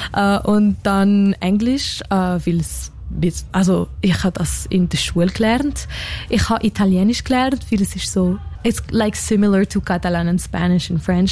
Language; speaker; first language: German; non-native, local second language; French